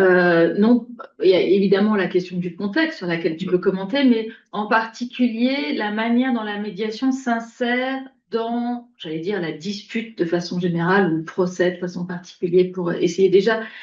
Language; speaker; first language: French; native; French